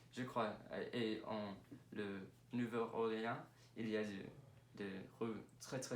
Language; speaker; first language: French; non-native, learner; English